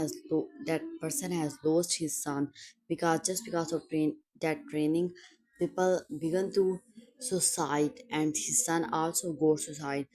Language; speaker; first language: English; non-native, local second language; Urdu